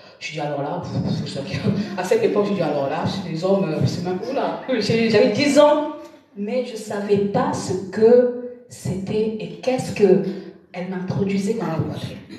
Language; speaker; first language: French; non-native, local second language; Lingala